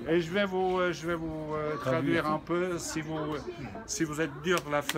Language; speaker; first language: French; non-native, fluent; Portuguese